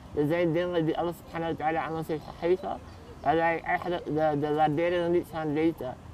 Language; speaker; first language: Dutch; early bilingual, other home language; Arabic